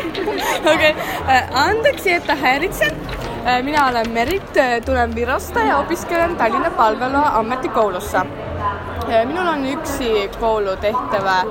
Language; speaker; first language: Finnish; non-native, learner; Estonian